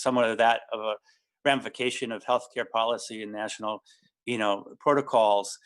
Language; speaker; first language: English; native; English